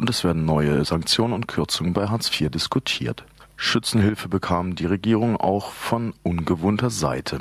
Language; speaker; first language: German; native; German